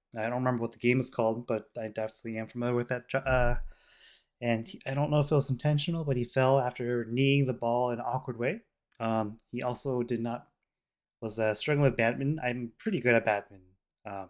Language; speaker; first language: English; native; English